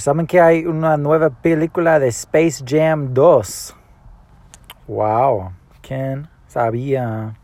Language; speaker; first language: Spanish; early bilingual, heritage; Spanish